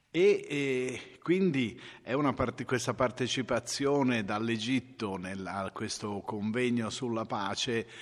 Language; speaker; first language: Italian; native; Italian